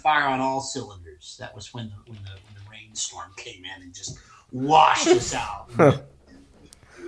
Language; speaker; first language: English; native; English